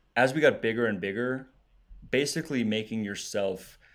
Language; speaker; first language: English; native; English